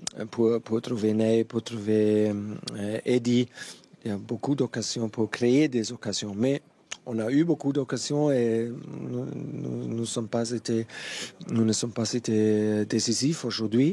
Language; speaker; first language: French; non-native, fluent; German